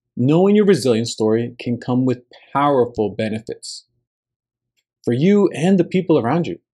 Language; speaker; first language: English; early bilingual, other home language; Spanish